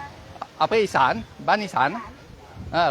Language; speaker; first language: Thai; non-native, learner; French